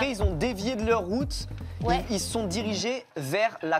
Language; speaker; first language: French; native; French